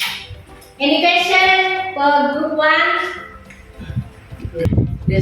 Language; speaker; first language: English; non-native, fluent; Indonesian